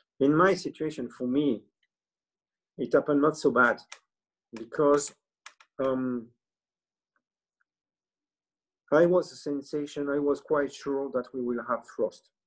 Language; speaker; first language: English; non-native, learner; French